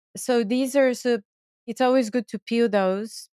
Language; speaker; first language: English; non-native, fluent; Bulgarian